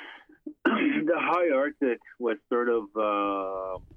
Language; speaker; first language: English; non-native, fluent; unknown